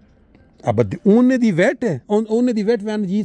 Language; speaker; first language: German; non-native, learner; Urdu